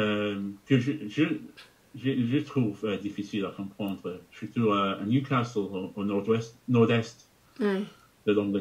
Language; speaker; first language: French; non-native, fluent; English